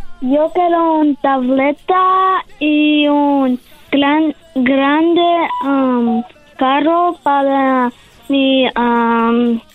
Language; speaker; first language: Spanish; early bilingual, other home language; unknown